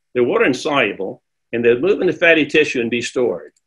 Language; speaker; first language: English; native; English